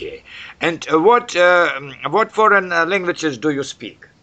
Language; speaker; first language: English; non-native, learner; Russian